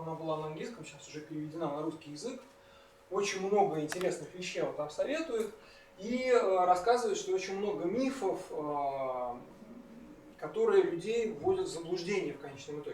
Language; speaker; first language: Russian; native; Russian